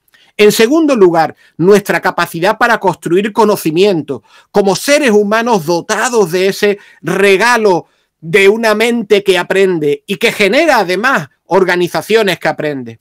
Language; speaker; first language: Spanish; native; Spanish